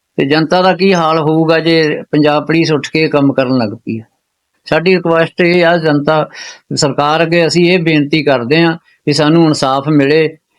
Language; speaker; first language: Punjabi; native; Punjabi